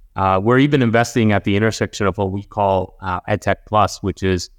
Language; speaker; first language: English; native; English